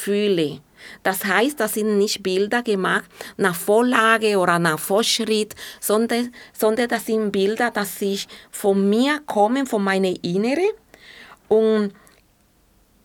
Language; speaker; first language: German; non-native, fluent; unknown